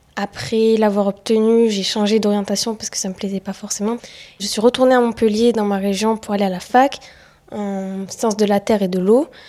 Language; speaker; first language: French; native; French